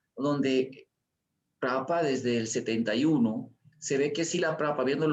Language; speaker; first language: Spanish; native; Spanish